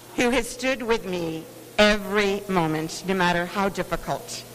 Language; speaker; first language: English; native; English